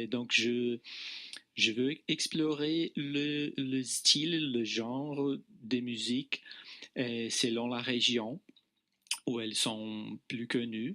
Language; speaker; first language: French; non-native, fluent; Portuguese